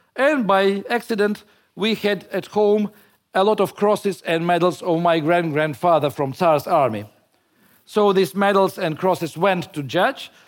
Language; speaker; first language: English; non-native, fluent; Russian